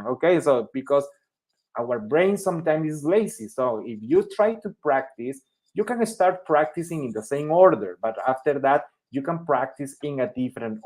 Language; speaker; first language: English; non-native, fluent; Spanish